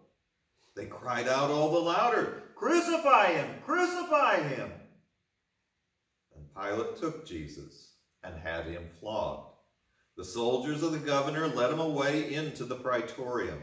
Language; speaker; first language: English; native; English